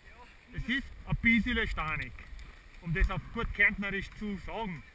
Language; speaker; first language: German; native; German